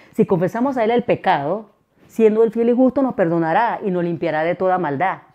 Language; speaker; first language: Spanish; native; Spanish